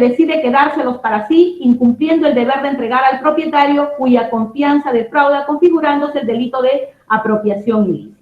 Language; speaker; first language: Spanish; native; Spanish